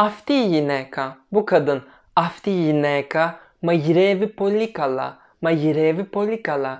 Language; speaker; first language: Greek; non-native, learner; Turkish